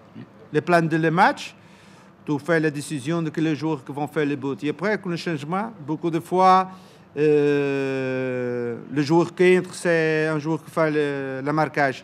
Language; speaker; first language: French; non-native, learner; Portuguese